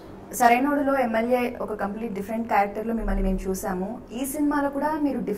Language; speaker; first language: Telugu; native; Telugu